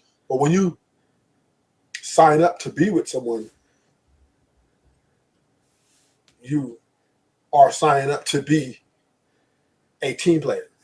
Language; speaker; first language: English; native; English